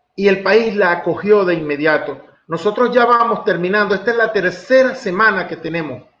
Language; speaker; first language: Spanish; native; Spanish